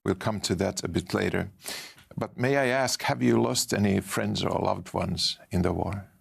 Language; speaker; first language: English; non-native, fluent; Finnish